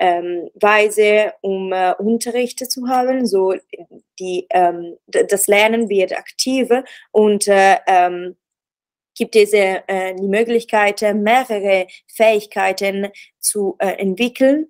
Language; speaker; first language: German; non-native, learner; Italian